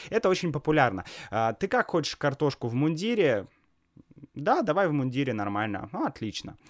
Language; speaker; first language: Russian; native; Russian